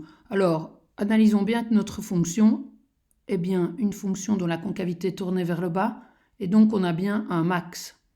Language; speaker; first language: French; native; French